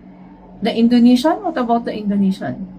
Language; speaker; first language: English; non-native, local second language; Filipino